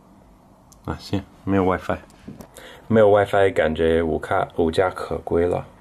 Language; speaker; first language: Chinese; non-native, fluent; English